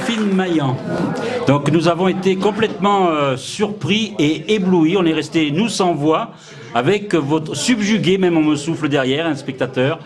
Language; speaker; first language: French; native; French